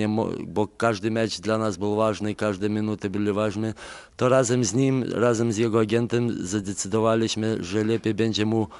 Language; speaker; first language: Polish; non-native, fluent; Lithuanian